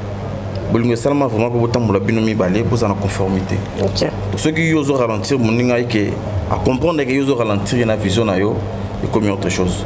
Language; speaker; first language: French; non-native, local second language; Lingala